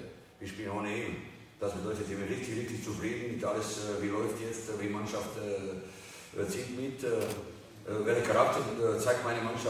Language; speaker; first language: German; non-native, fluent; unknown